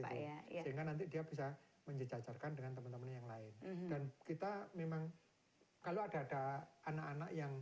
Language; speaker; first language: Indonesian; native; Indonesian